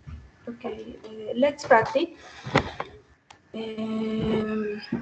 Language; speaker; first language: English; non-native, learner; Spanish